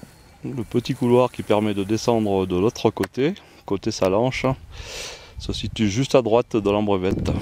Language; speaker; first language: French; native; French